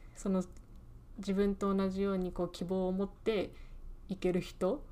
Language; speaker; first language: Japanese; early bilingual, heritage; Japanese